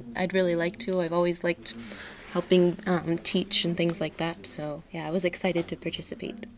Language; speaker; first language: English; native; English